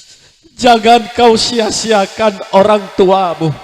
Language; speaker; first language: Indonesian; native; Indonesian